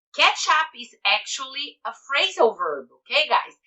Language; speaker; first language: English; non-native, fluent; Portuguese